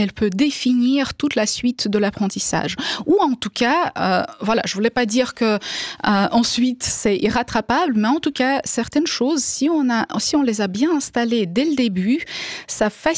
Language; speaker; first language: French; non-native, fluent; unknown